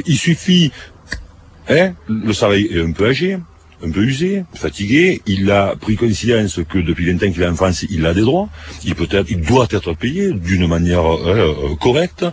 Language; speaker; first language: French; native; French